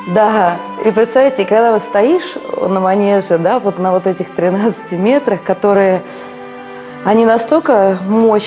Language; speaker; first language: Russian; native; Russian